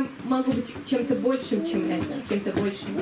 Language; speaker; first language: Russian; native; Russian